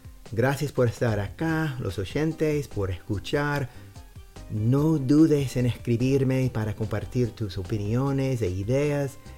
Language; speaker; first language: Spanish; non-native, fluent; English